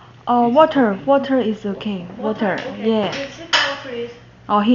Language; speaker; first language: English; non-native, learner; Chinese